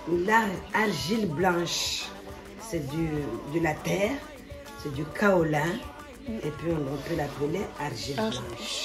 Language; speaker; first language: French; non-native, local second language; Comorian